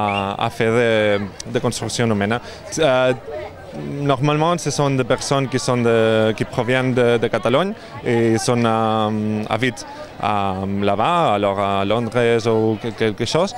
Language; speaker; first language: French; non-native, learner; Catalan